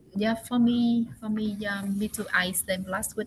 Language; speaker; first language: English; non-native, learner; Vietnamese